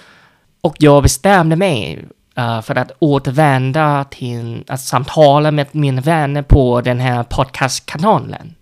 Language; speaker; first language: Swedish; non-native, fluent; Vietnamese